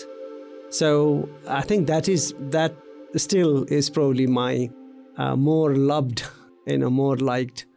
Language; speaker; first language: English; non-native, local second language; Nepali